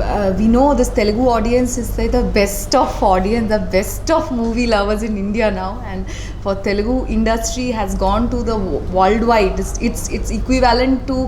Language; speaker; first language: English; non-native, local second language; Bangla